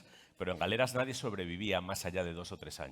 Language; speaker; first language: Spanish; native; Spanish